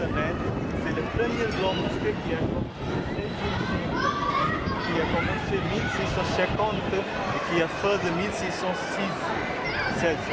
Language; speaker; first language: French; non-native, learner; Hindi